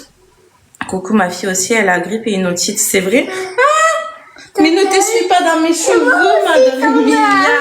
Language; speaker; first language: French; native; French